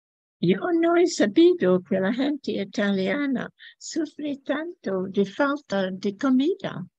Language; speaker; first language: Spanish; non-native, learner; English